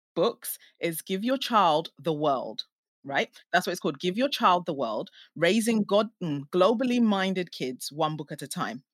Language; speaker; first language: English; non-native, local second language; Akan